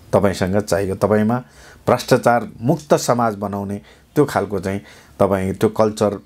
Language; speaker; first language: Nepali; non-native, local second language; Eastern Tamang